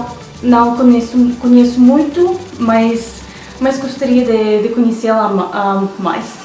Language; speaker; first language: Portuguese; non-native, fluent; English